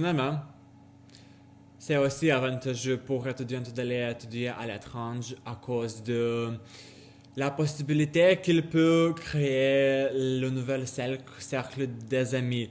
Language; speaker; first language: French; non-native, learner; Lithuanian